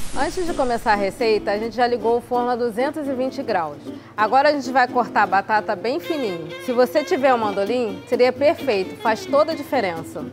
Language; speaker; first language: Portuguese; native; Portuguese